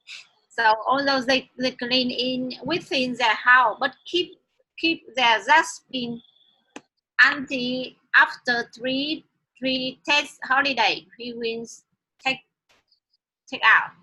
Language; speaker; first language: English; non-native, learner; Vietnamese